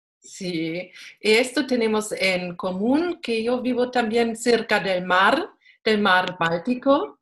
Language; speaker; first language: Spanish; non-native, learner; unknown